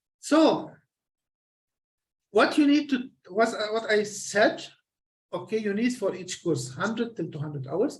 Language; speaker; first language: English; non-native, fluent; Arabic